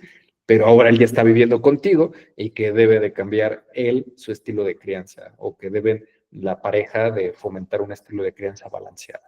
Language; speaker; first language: Spanish; native; Spanish